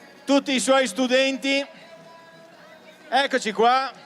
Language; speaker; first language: Italian; native; Italian